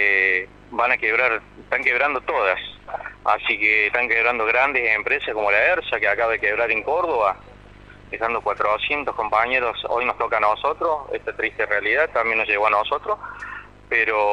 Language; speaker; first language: Spanish; native; Spanish